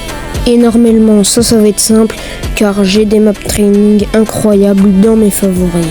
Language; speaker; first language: French; native; French